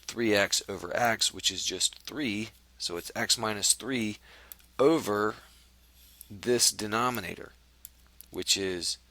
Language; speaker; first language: English; native; English